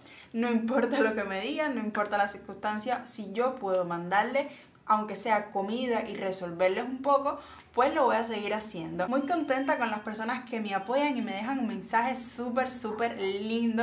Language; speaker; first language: Spanish; native; Spanish